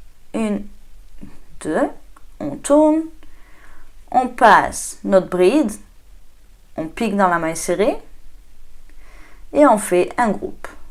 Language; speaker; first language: French; native; French